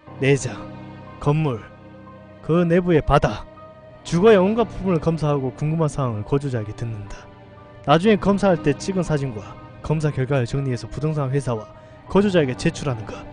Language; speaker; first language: Korean; native; Korean